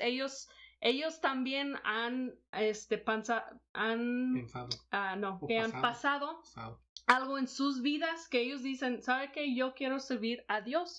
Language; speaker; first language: Spanish; non-native, fluent; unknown